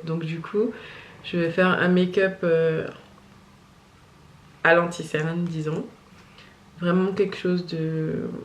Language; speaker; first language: French; native; French